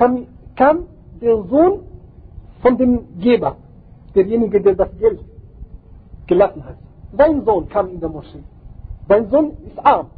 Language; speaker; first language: German; non-native, fluent; Arabic